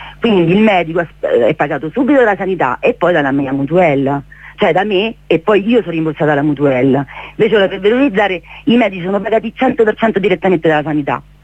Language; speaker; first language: Italian; native; Italian